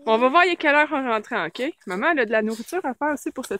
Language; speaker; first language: French; native; French